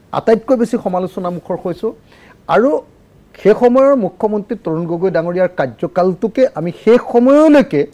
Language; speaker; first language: Assamese; native; Assamese